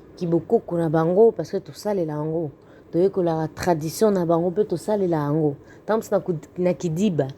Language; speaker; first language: Lingala; native; Lingala